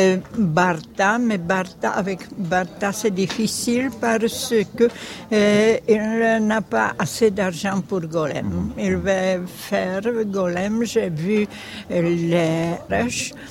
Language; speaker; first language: French; non-native, fluent; Czech